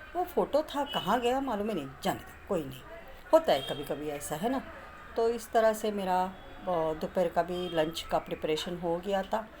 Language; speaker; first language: Hindi; non-native, local second language; Marathi